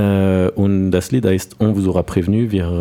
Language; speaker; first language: German; non-native, learner; French